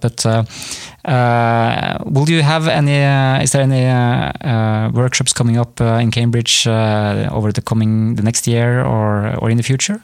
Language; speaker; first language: English; non-native, fluent; Norwegian